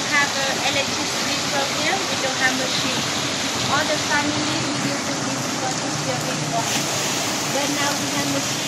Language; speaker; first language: English; non-native, learner; Hmong